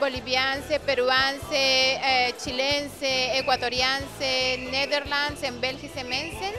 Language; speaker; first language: Dutch; non-native, learner; Spanish